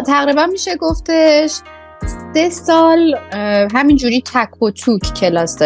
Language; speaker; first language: Persian; native; Persian